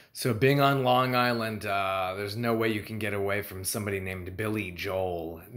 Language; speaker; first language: English; native; English